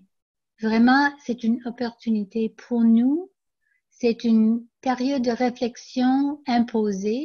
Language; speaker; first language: French; non-native, local second language; English